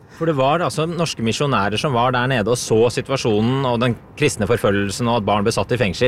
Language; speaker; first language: Norwegian; native; Norwegian